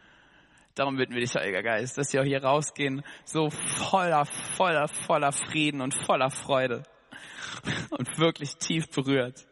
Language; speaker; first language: German; native; German